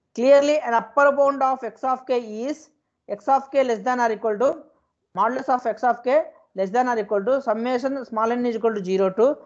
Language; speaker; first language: English; non-native, local second language; Telugu